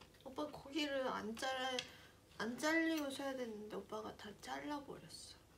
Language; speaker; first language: Korean; non-native, fluent; Japanese